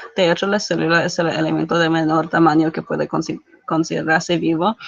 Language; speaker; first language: Spanish; non-native, learner; English